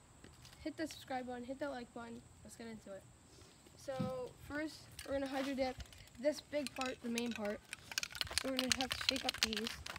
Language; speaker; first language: English; native; English